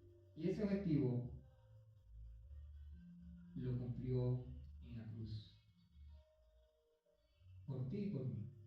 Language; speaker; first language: Spanish; native; Spanish